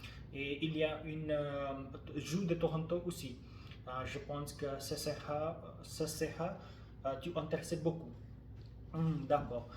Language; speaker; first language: French; non-native, learner; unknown